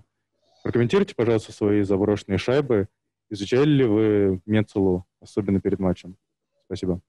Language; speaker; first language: Russian; native; Russian